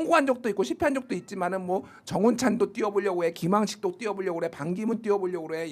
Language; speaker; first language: Korean; native; Korean